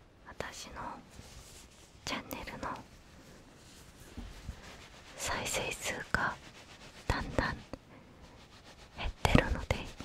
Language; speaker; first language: Japanese; non-native, fluent; Korean